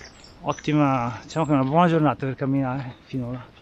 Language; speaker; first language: Italian; native; Italian